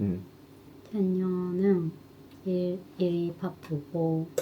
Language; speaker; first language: Korean; non-native, learner; Japanese